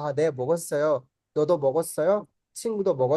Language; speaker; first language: Korean; non-native, fluent; Burmese